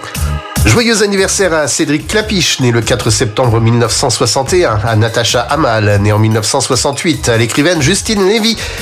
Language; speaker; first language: French; native; French